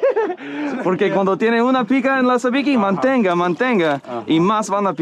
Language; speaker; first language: Spanish; non-native, learner; English